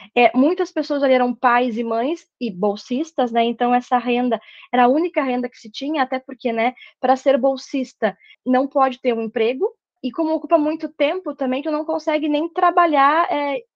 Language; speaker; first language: Portuguese; native; Portuguese